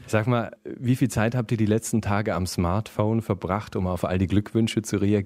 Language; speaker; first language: German; native; German